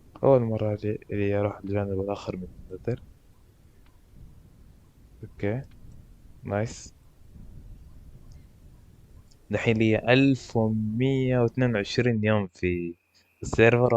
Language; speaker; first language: Arabic; native; Arabic